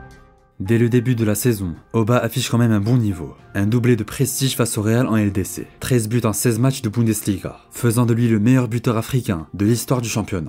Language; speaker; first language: French; native; French